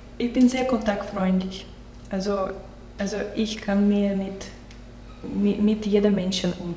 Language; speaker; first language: German; non-native, local second language; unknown